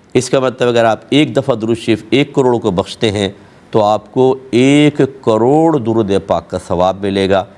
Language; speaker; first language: Urdu; native; Urdu